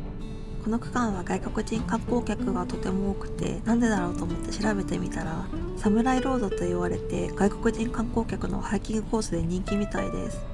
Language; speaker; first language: Japanese; native; Japanese